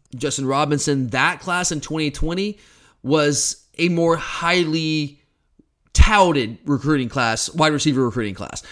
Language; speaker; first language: English; native; English